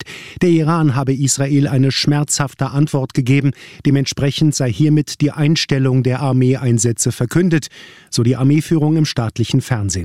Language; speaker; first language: German; native; German